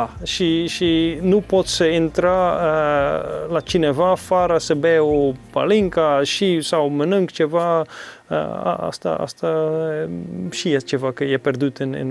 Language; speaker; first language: Romanian; non-native, learner; Dutch